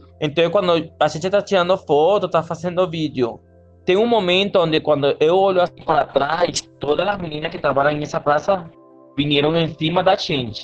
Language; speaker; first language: Portuguese; non-native, learner; Spanish